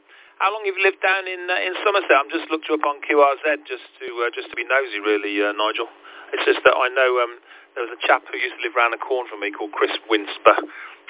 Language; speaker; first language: English; native; English